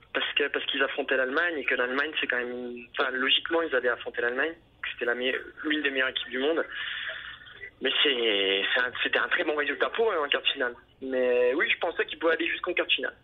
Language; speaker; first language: French; native; French